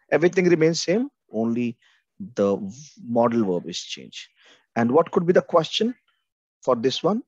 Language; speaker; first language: English; non-native, local second language; Hindi